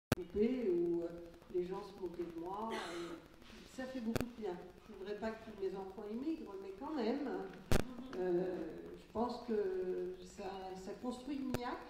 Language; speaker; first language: French; early bilingual, other home language; Catalan